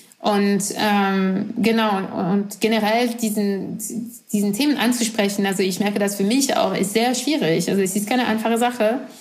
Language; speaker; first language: German; non-native, fluent; French